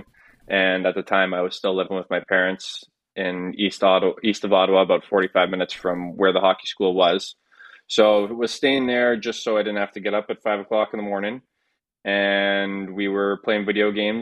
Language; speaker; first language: English; native; English